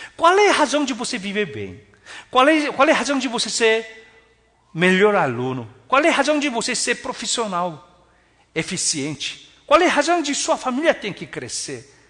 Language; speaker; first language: Portuguese; non-native, fluent; Korean